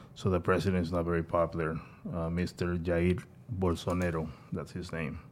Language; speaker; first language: English; non-native, fluent; Spanish